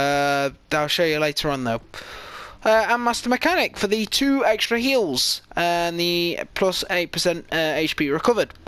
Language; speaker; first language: English; native; English